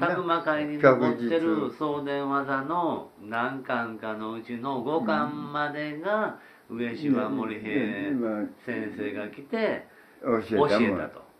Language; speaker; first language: Japanese; native; Japanese